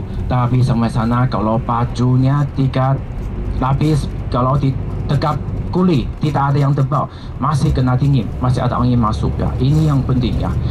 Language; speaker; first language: Indonesian; non-native, fluent; Chinese